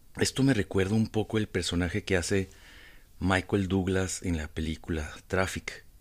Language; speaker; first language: Spanish; native; Spanish